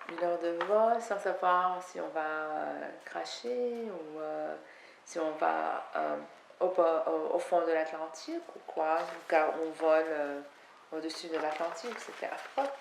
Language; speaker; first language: French; non-native, fluent; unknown